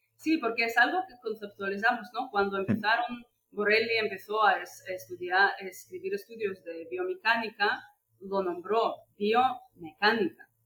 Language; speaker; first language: Spanish; non-native, fluent; Russian